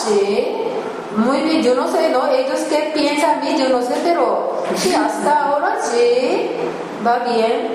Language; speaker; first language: Spanish; non-native, learner; Japanese